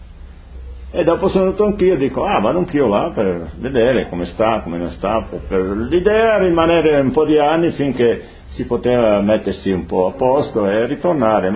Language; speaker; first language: Italian; non-native, local second language; Friulian